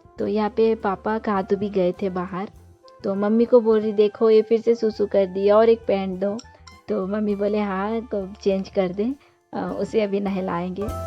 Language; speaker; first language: Hindi; non-native, local second language; Bangla